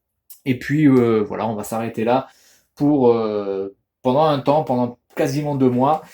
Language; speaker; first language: French; native; French